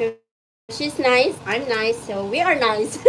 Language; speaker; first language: English; non-native, local second language; Filipino